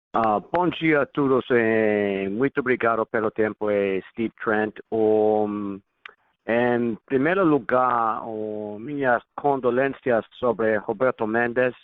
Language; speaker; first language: Portuguese; non-native, fluent; English